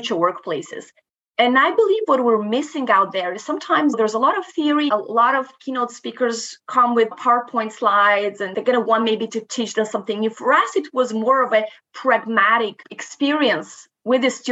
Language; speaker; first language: English; non-native, fluent; Romanian